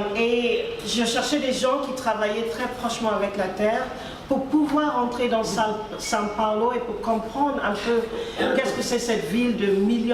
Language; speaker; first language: French; non-native, fluent; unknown